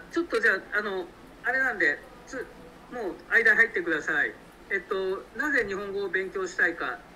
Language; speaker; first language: Japanese; native; Japanese